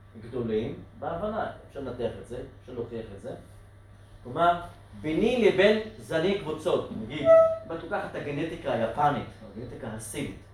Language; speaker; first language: Hebrew; non-native, local second language; Arabic